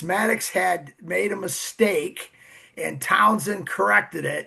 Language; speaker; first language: English; native; English